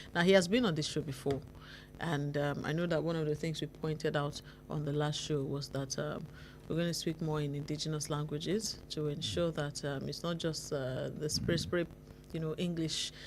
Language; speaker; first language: English; non-native, local second language; Yoruba